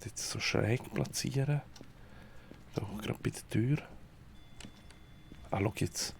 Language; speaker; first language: German; native; German